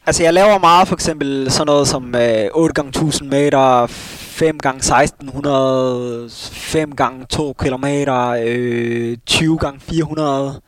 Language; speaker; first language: Danish; early bilingual, other home language; Somali